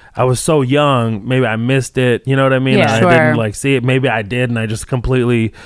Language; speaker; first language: English; early bilingual, other home language; Arabic